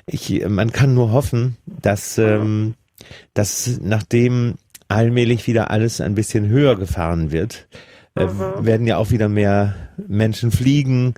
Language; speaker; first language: German; native; German